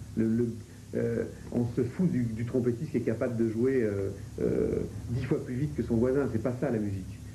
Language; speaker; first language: French; native; French